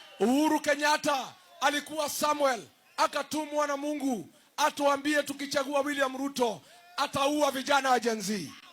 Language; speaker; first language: Swahili; non-native, local second language; Kikuyu